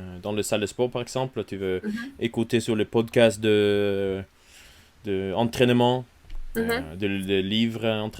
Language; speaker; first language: French; non-native, learner; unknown